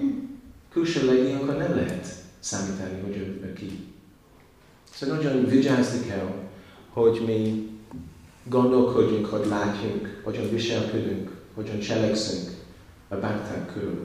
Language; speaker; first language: Hungarian; non-native, learner; English